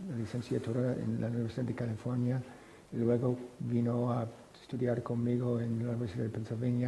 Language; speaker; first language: Spanish; non-native, fluent; English